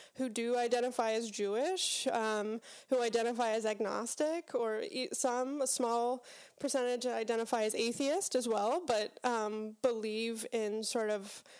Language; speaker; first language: English; native; English